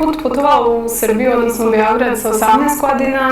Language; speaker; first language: Serbian; non-native, fluent; English